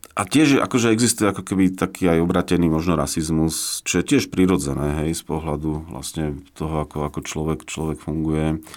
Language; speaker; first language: Slovak; native; Slovak